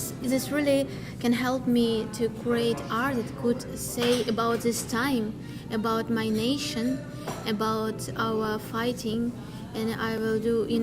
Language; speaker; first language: English; non-native, learner; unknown